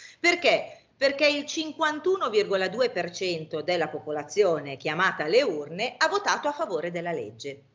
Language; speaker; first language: Italian; native; Italian